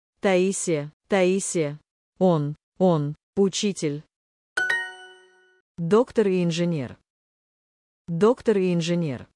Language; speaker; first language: Russian; non-native, learner; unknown